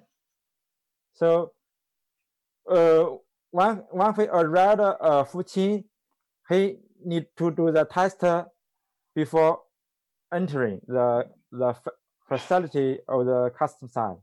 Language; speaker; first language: English; non-native, learner; Chinese